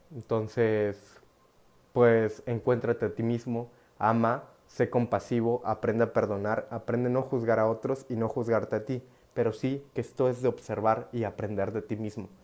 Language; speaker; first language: Spanish; native; Spanish